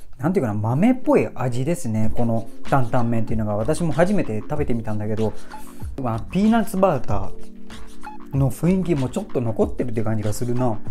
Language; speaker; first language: Japanese; non-native, fluent; Malay